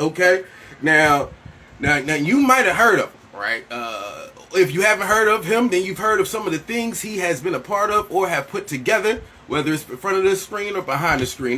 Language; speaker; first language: English; native; English